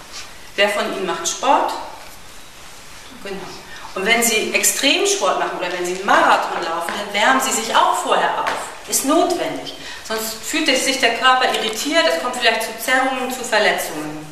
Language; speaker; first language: German; native; German